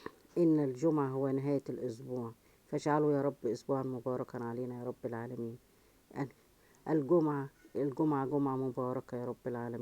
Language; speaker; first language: Arabic; native; Arabic